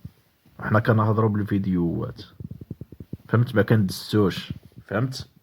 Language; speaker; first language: Arabic; native; Arabic